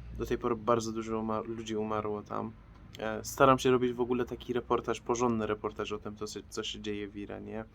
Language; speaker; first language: Polish; non-native, fluent; Persian